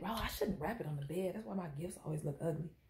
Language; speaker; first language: English; native; English